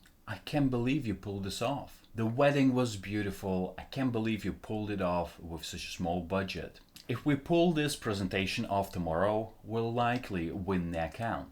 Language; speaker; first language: English; non-native, fluent; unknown